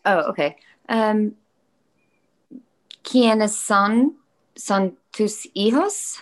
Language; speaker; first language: Spanish; non-native, learner; English